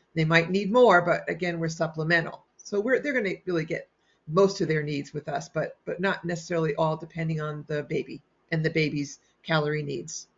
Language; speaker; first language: English; native; English